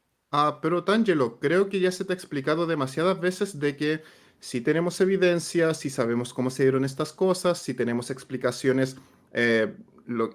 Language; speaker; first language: Spanish; native; Spanish